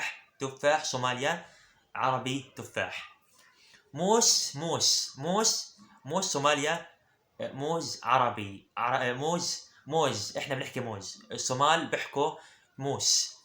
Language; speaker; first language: Arabic; early bilingual, other home language; Somali